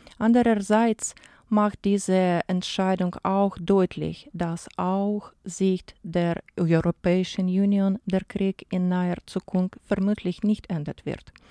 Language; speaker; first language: German; non-native, fluent; Ukrainian